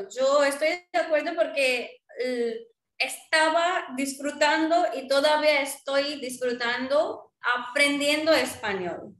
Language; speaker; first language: Spanish; non-native, fluent; Marwari